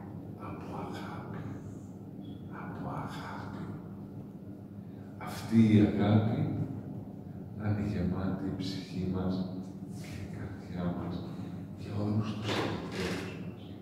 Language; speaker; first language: Greek; native; Greek